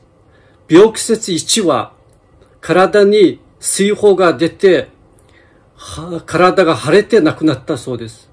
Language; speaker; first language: Japanese; non-native, fluent; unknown